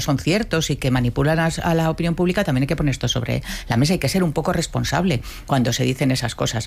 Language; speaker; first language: Spanish; native; Spanish